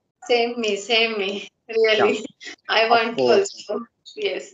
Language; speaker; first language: English; non-native, learner; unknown